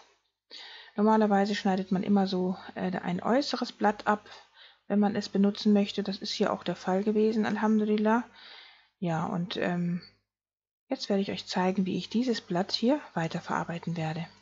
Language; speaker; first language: German; native; German